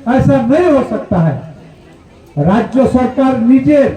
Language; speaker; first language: Hindi; non-native, local second language; Bangla